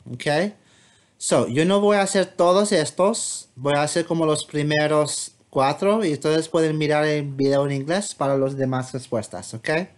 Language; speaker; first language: Spanish; non-native, fluent; English